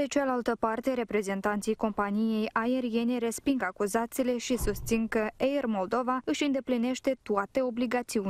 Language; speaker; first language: Romanian; native; Romanian